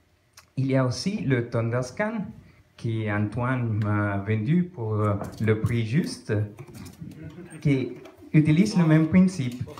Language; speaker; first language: French; non-native, fluent; Spanish